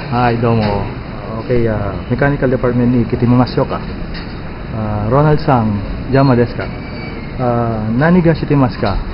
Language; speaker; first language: Japanese; non-native, learner; Filipino